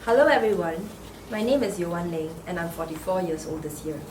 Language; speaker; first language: English; non-native, local second language; Chinese